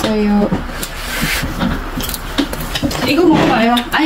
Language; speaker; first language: Korean; non-native, learner; Filipino